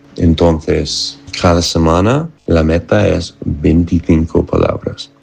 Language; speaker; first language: Spanish; non-native, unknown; English